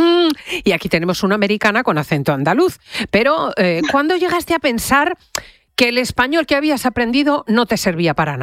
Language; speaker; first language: Spanish; native; Spanish